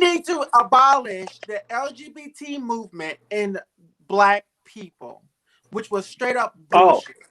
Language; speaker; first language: English; native; English